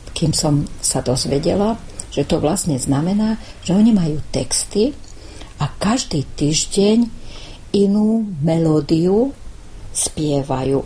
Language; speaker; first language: Slovak; early bilingual, heritage; Slovak